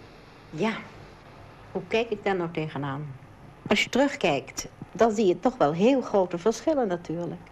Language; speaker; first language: Dutch; native; Dutch